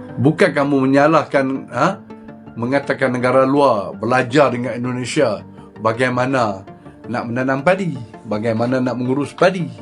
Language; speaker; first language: Malay; native; Malay